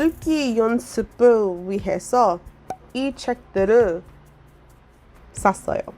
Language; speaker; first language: Korean; non-native, learner; English